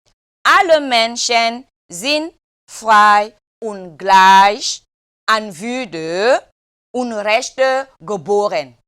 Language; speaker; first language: German; non-native, fluent; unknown